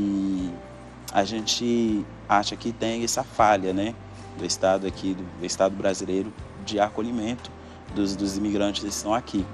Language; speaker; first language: Portuguese; non-native, fluent; Haitian Creole